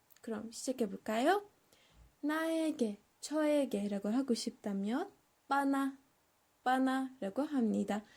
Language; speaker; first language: Korean; non-native, learner; Turkish